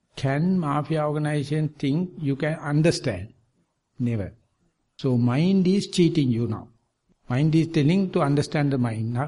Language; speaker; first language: English; non-native, local second language; Sinhala